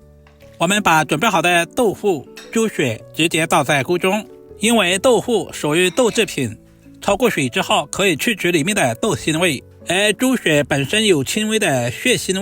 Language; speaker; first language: Chinese; native; Chinese